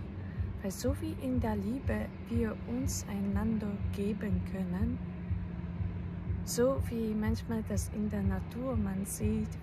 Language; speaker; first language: German; non-native, fluent; Polish